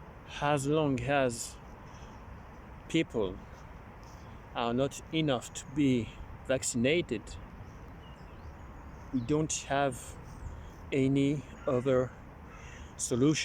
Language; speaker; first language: English; non-native, learner; French